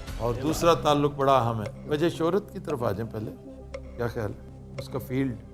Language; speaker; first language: Urdu; native; Urdu